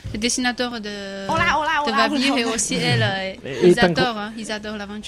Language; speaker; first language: French; non-native, learner; Chinese